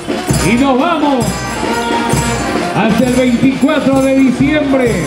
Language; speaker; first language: Spanish; native; Spanish